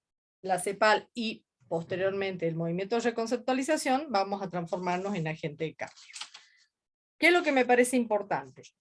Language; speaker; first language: Spanish; native; Spanish